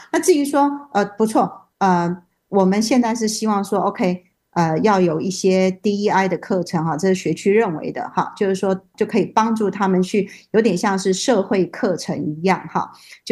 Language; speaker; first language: Chinese; native; Chinese